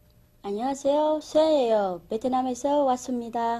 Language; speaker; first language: Korean; non-native, learner; Vietnamese